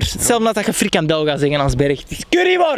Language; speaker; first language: Dutch; native; Dutch